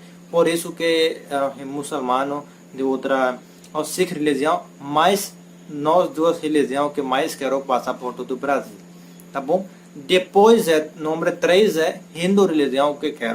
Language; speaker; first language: Portuguese; non-native, learner; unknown